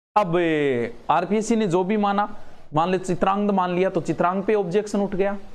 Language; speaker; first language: Hindi; native; Hindi